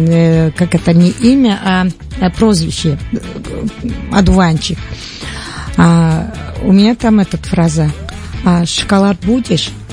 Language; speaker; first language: Russian; non-native, local second language; Tajik